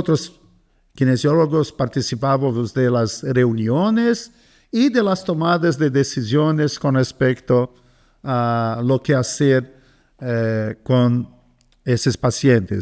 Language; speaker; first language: Spanish; non-native, fluent; Portuguese